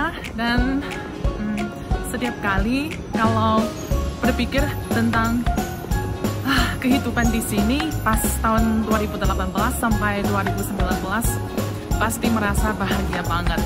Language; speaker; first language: Indonesian; non-native, fluent; Chinese